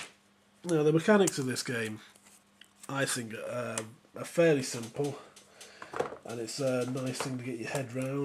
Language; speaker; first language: English; native; English